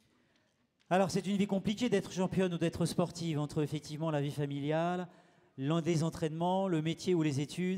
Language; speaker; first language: French; native; French